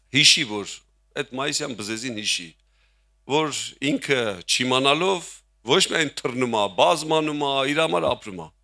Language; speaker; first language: Armenian; native; Armenian